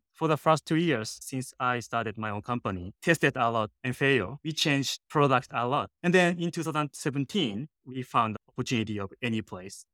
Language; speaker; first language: English; non-native, fluent; Japanese